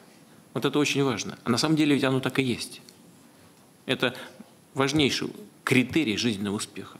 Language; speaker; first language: Russian; native; Russian